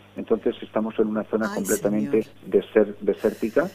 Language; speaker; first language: Spanish; early bilingual, other home language; English